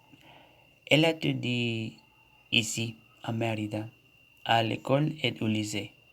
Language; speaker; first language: French; non-native, learner; Spanish